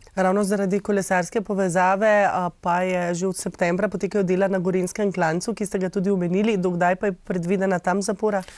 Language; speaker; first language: Slovenian; native; Slovenian